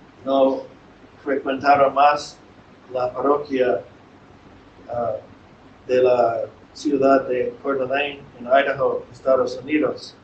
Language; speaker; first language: Spanish; non-native, fluent; English